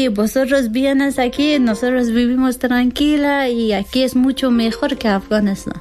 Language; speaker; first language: Spanish; non-native, learner; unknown